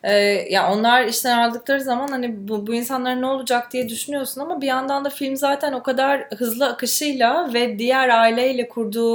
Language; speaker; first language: Turkish; native; Turkish